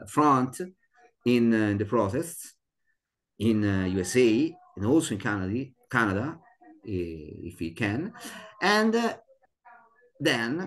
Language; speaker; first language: English; non-native, learner; Italian